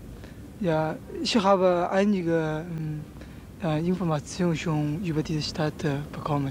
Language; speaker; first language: German; non-native, learner; Chinese